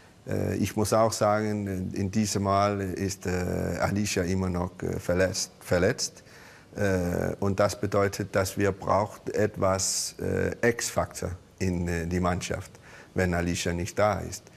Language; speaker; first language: German; non-native, learner; Danish